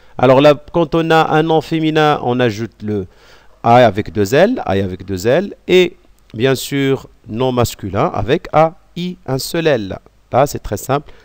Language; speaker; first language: French; non-native, local second language; Arabic